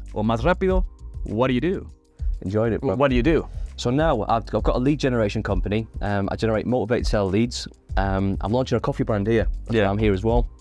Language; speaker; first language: English; native; English